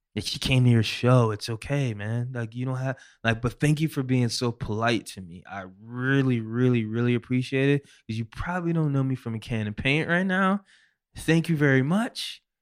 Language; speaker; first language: English; native; English